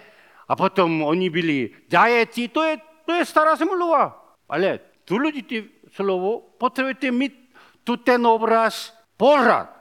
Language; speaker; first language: Czech; non-native, learner; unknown